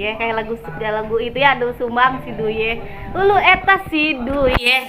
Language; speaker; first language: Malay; non-native, local second language; Sundanese